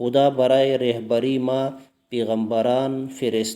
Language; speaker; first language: Persian; non-native, fluent; Urdu